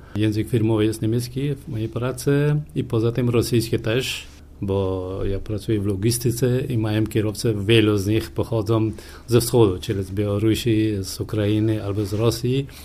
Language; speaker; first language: Polish; non-native, fluent; Persian